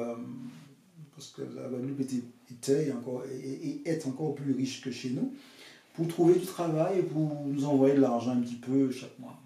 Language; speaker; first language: French; non-native, fluent; English